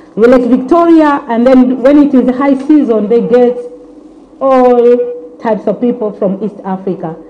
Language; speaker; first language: English; non-native, local second language; Swahili